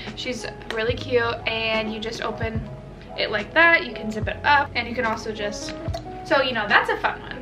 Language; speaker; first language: English; native; English